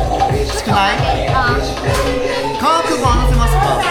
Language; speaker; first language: Japanese; non-native, learner; Korean